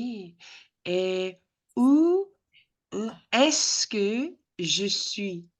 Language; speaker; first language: French; non-native, fluent; English